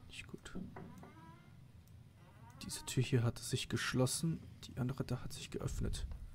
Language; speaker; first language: German; native; German